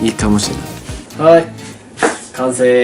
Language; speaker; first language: Japanese; non-native, fluent; English